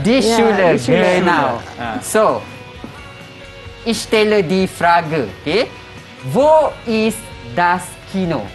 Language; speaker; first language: German; non-native, fluent; Malay